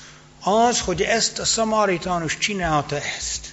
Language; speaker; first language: Hungarian; non-native, fluent; English